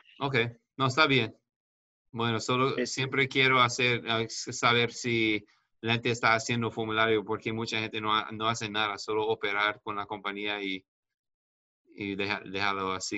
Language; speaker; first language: Spanish; non-native, fluent; English